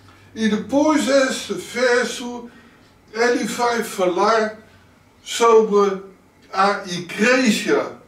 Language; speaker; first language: Portuguese; non-native, learner; Dutch